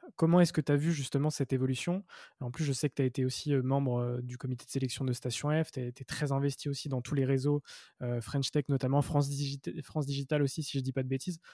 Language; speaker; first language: French; native; French